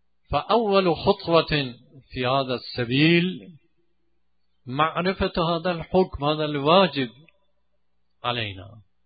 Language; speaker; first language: Arabic; non-native, fluent; Persian